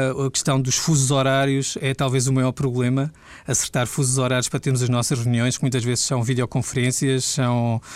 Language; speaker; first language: Portuguese; native; Portuguese